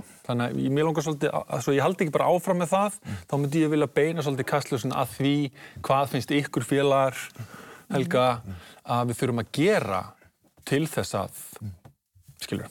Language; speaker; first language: Icelandic; native; Icelandic